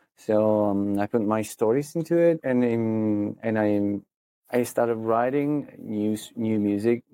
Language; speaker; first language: English; non-native, fluent; Italian